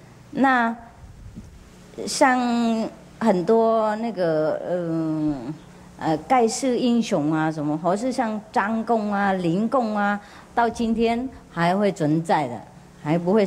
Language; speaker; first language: Chinese; non-native, fluent; Vietnamese